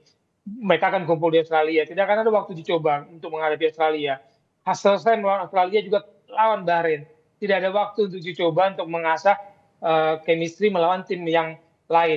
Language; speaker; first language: Indonesian; native; Indonesian